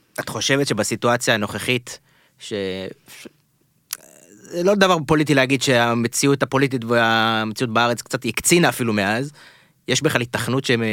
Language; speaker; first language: Hebrew; native; Hebrew